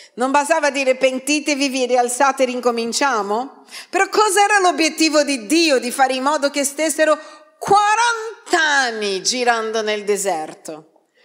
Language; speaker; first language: Italian; non-native, fluent; Portuguese